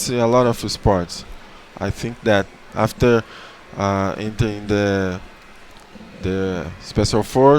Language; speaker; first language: English; non-native, learner; Portuguese